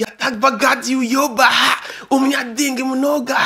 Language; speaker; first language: Russian; non-native, learner; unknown